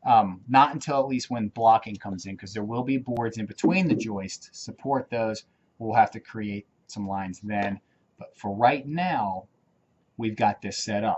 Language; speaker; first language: English; native; English